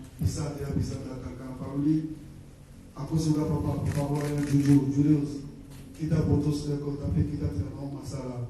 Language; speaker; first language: Indonesian; non-native, fluent; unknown